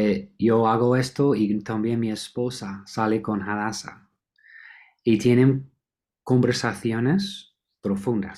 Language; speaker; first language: Spanish; non-native, fluent; English